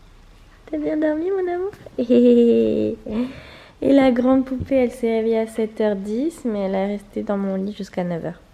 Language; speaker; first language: French; native; French